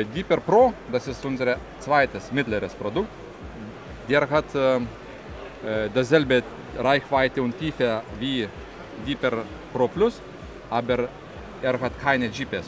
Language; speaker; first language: German; non-native, fluent; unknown